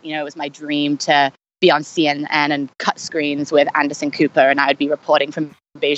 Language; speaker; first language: English; native; English